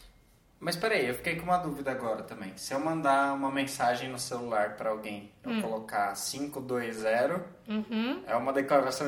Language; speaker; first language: Portuguese; native; Portuguese